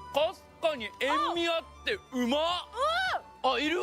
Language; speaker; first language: Japanese; native; Japanese